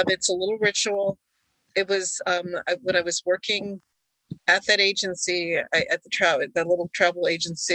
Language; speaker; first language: English; early bilingual, other home language; Hungarian